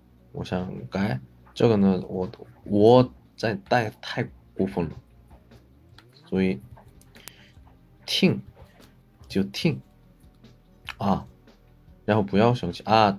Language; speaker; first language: Chinese; non-native, learner; Korean